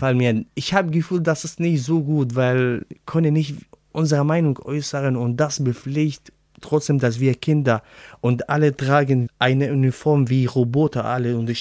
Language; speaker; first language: German; non-native, learner; Arabic